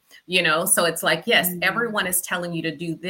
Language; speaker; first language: English; native; English